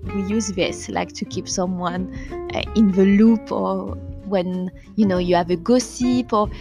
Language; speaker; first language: English; non-native, fluent; French